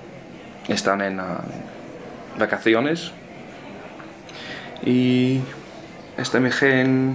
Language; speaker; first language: Spanish; non-native, learner; English